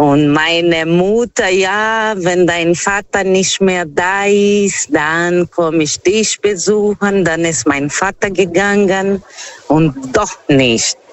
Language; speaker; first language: German; non-native, fluent; Portuguese